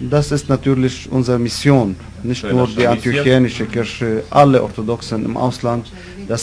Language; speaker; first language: German; non-native, learner; Arabic